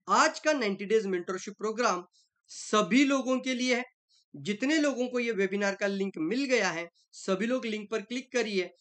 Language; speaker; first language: Hindi; non-native, local second language; Marathi